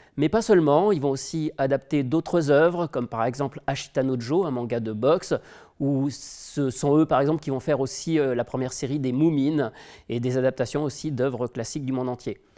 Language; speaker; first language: French; native; French